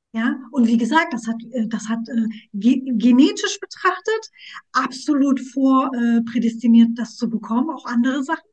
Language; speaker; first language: German; early bilingual, other home language; Turkish